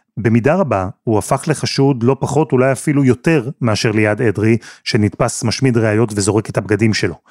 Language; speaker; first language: Hebrew; native; Hebrew